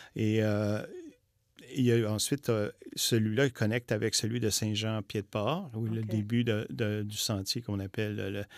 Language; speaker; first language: French; native; French